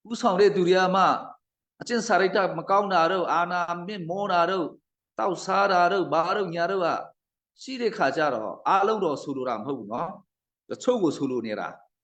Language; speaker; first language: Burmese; non-native, local second language; Hakha Chin